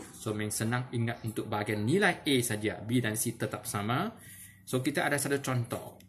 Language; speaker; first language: Malay; non-native, local second language; Chinese